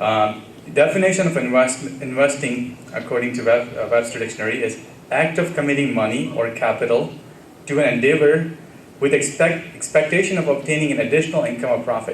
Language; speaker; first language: English; early bilingual, other home language; Gujarati